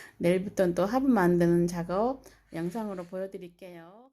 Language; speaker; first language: Korean; native; Korean